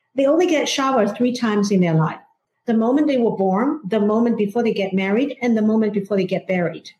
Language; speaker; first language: English; non-native, fluent; Chinese